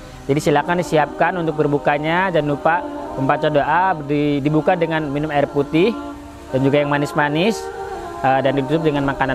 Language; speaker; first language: Indonesian; native; Indonesian